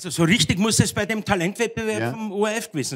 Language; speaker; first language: German; native; German